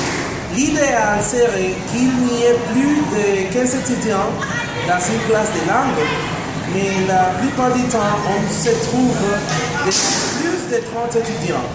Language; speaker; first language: French; non-native, fluent; Spanish